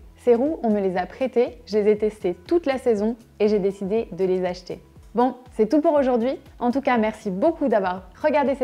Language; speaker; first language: French; native; French